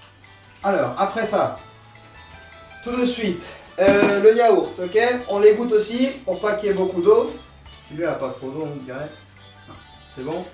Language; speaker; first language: French; non-native, learner; Spanish